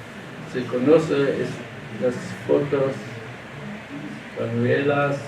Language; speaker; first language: Spanish; non-native, learner; German